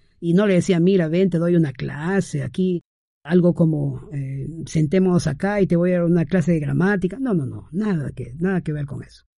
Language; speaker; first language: Spanish; native; Spanish